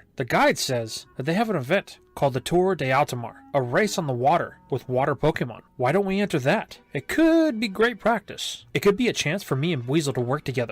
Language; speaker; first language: English; native; English